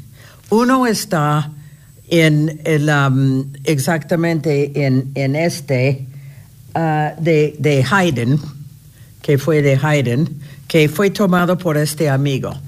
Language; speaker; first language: Spanish; non-native, fluent; English